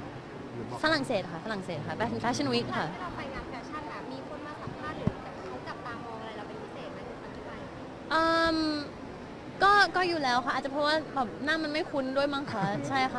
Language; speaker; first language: Thai; native; Thai